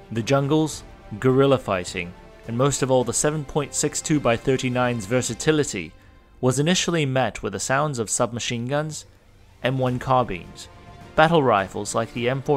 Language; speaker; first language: English; non-native, local second language; Cantonese